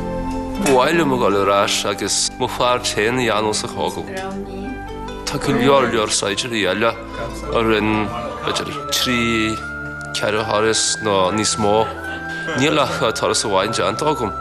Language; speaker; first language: Irish; non-native, fluent; English